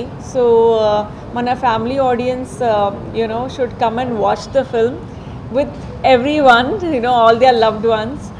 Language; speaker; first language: Telugu; non-native, local second language; Tamil